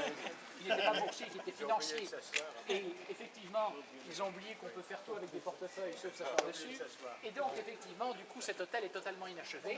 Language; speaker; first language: French; native; French